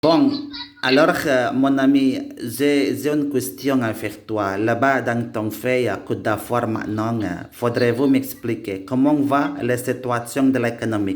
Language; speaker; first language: French; non-native, learner; Indonesian